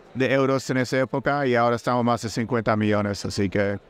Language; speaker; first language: Spanish; native; Spanish